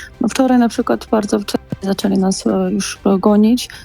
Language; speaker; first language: Polish; non-native, fluent; Georgian